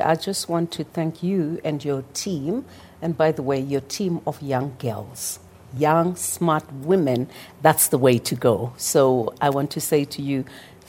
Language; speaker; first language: English; non-native, local second language; Zulu